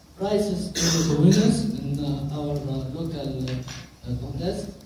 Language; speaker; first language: English; non-native, local second language; Arabic